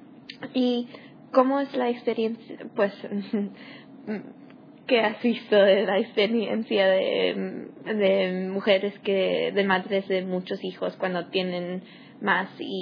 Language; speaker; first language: Spanish; non-native, learner; English